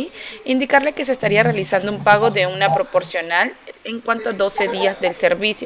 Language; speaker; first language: Spanish; native; Spanish